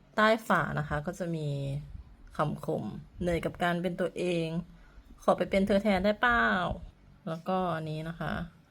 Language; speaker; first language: Thai; native; Thai